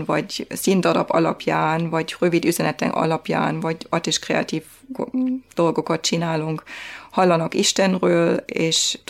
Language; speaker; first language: Hungarian; non-native, fluent; German